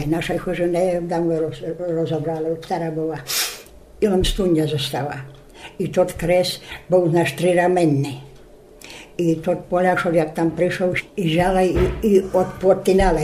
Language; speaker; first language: Polish; non-native, local second language; Rusyn